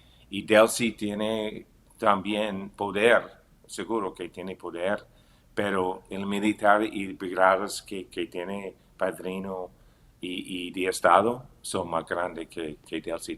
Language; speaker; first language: Spanish; non-native, fluent; English